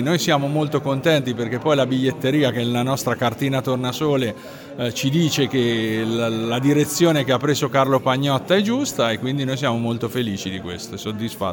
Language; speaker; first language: Italian; native; Italian